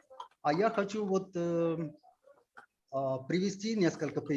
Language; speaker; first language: Russian; non-native, fluent; Telugu